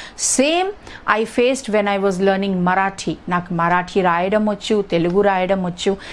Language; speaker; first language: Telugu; early bilingual, heritage; Telugu